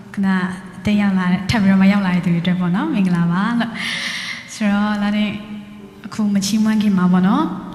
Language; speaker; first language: Burmese; native; Burmese